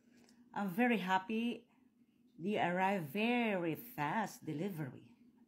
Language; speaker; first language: English; non-native, local second language; Filipino